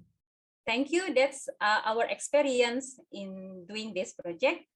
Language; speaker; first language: English; non-native, fluent; Indonesian